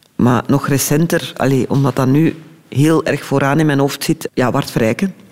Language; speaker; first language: Dutch; early bilingual, other home language; Turkish